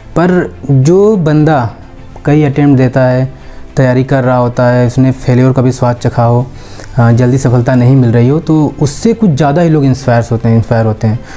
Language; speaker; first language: Hindi; native; Hindi